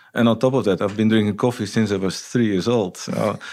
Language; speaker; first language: English; non-native, fluent; Dutch